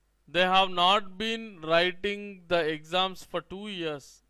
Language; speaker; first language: English; non-native, local second language; Telugu